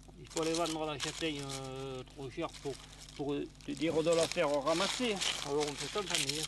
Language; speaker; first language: French; native; French